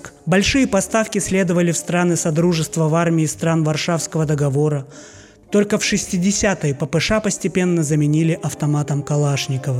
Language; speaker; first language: Russian; native; Russian